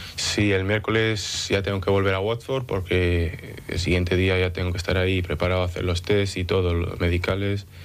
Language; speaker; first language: Spanish; early bilingual, other home language; English